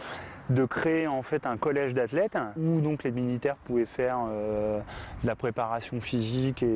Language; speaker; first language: French; native; French